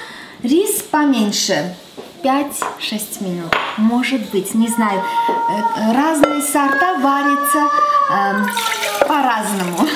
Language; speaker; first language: Russian; non-native, fluent; Armenian